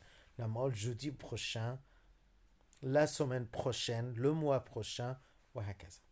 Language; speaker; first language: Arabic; native; Arabic